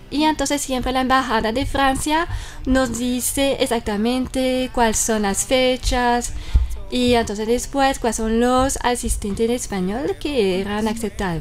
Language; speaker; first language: Spanish; non-native, fluent; French